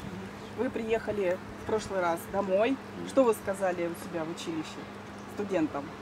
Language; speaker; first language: Russian; native; Russian